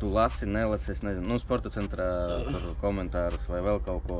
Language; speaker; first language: Latvian; native; Latvian